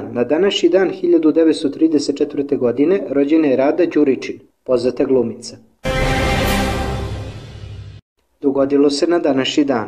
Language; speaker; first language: Serbian; native; Serbian